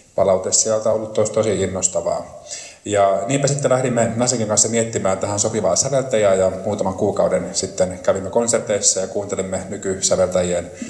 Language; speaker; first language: Finnish; native; Finnish